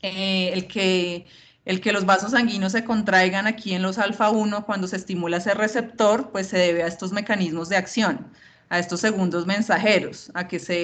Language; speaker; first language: Spanish; native; Spanish